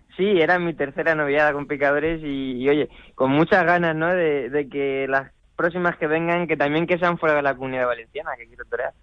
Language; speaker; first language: Spanish; native; Spanish